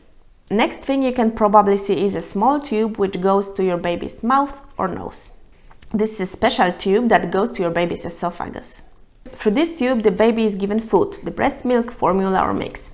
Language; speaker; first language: English; non-native, fluent; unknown